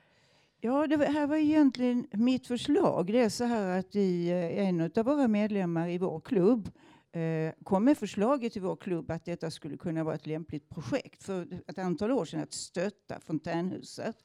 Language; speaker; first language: Swedish; native; Swedish